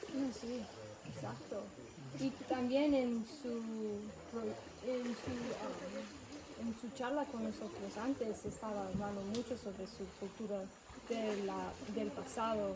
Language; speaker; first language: Spanish; non-native, learner; English